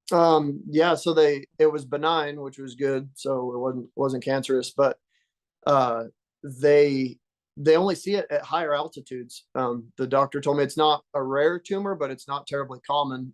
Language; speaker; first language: English; native; English